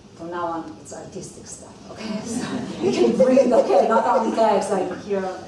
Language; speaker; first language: English; non-native, fluent; Hebrew